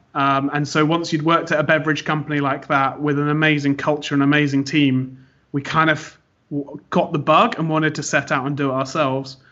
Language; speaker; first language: English; native; English